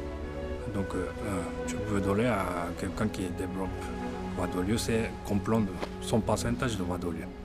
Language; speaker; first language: French; non-native, learner; Japanese